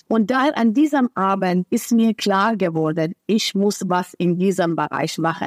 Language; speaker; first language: German; non-native, fluent; Persian